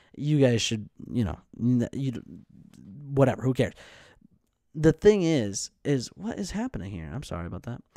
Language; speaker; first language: English; native; English